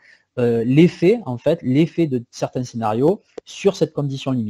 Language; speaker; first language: French; native; French